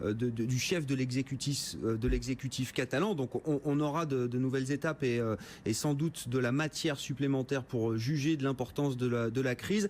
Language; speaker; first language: French; native; French